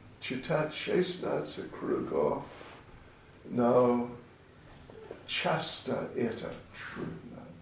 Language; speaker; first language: Russian; non-native, learner; English